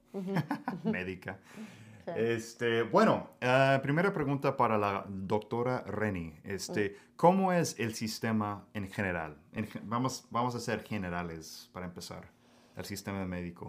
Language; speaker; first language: Spanish; non-native, fluent; English